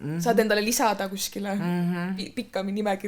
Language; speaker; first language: Estonian; native; Estonian